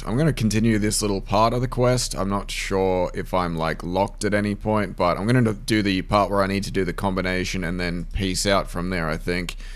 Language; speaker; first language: English; native; English